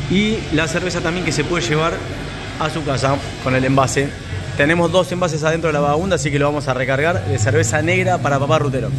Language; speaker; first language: Spanish; native; Spanish